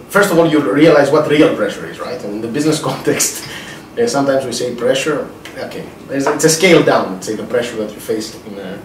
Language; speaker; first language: English; non-native, fluent; Greek